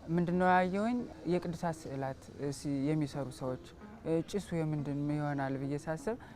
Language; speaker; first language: Amharic; native; Amharic